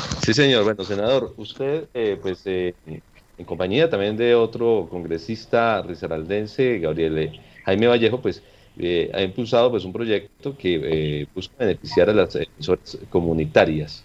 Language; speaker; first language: Spanish; native; Spanish